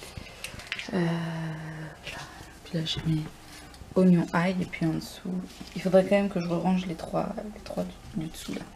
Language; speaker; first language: French; native; French